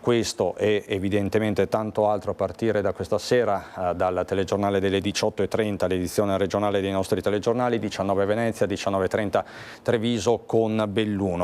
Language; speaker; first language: Italian; native; Italian